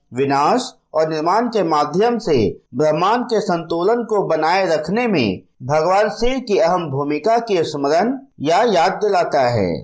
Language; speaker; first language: Hindi; native; Hindi